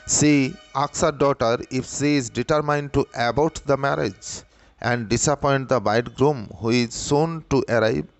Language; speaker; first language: English; non-native, local second language; Bangla